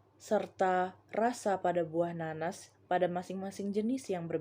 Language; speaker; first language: Indonesian; native; Indonesian